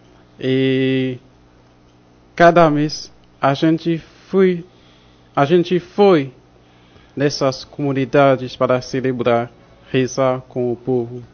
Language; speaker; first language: Portuguese; non-native, fluent; Haitian Creole